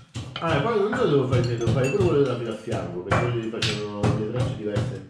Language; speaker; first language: Italian; native; Italian